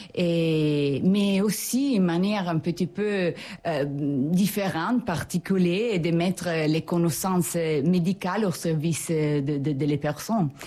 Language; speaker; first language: French; non-native, fluent; Italian